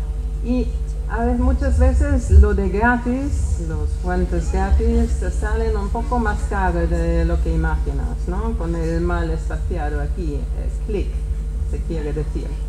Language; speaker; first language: Spanish; non-native, fluent; Czech